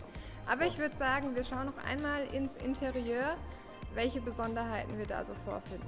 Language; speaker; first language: German; native; German